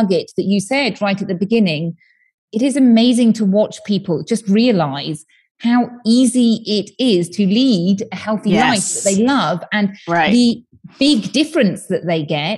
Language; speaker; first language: English; native; English